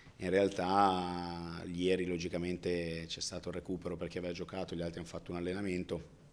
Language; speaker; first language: Italian; native; Italian